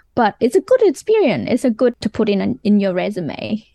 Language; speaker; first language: English; non-native, fluent; Vietnamese